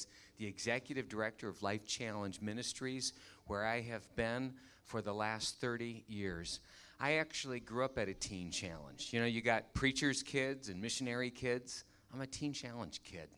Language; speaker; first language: English; native; English